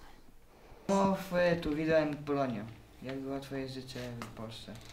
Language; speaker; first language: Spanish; early bilingual, other home language; Polish